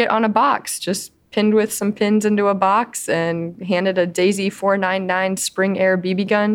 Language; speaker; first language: English; native; English